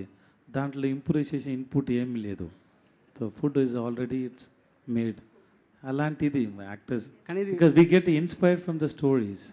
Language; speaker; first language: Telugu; non-native, learner; Tamil